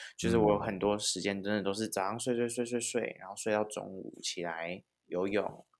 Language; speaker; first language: Chinese; non-native, local second language; Min Nan Chinese